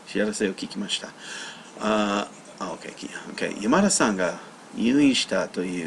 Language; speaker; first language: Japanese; non-native, learner; English